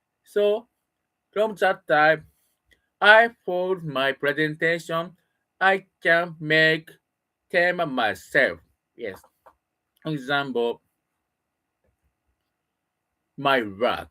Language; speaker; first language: English; non-native, learner; Japanese